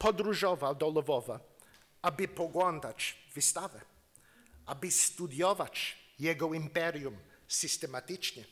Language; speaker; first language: Polish; non-native, learner; English